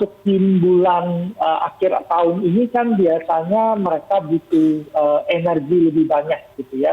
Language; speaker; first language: Indonesian; native; Indonesian